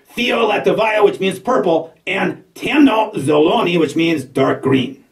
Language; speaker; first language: English; native; English